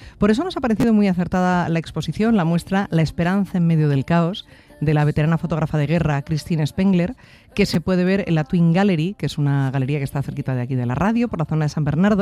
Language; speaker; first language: Spanish; native; Spanish